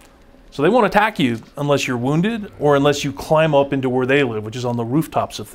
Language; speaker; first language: English; native; English